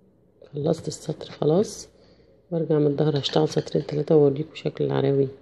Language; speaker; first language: Arabic; native; Arabic